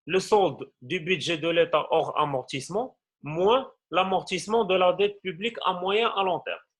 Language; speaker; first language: French; non-native, local second language; Arabic